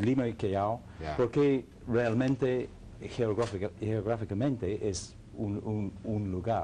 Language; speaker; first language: Spanish; non-native, fluent; English